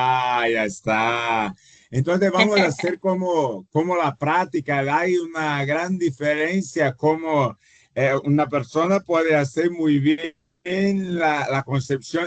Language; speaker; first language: Spanish; non-native, fluent; Portuguese